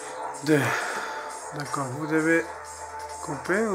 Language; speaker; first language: French; non-native, learner; Spanish